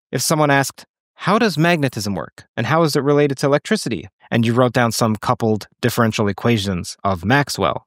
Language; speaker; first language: English; native; English